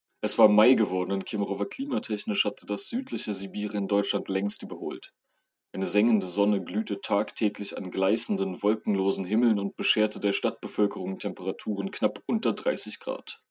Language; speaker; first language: German; native; German